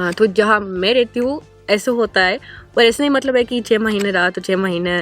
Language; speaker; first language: Hindi; non-native, fluent; Norwegian